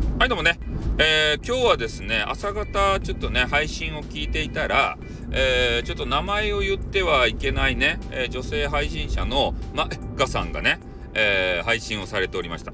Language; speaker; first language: Japanese; native; Japanese